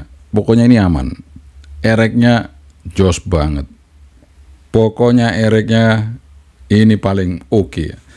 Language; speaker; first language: Indonesian; native; Indonesian